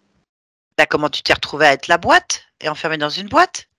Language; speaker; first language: French; native; French